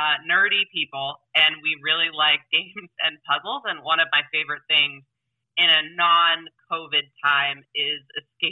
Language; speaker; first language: English; native; English